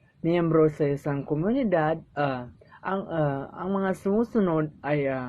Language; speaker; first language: Filipino; non-native, local second language; Maguindanaon